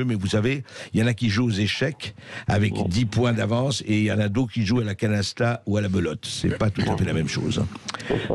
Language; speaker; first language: French; native; French